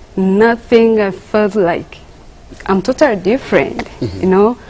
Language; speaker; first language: English; non-native, local second language; Kinyarwanda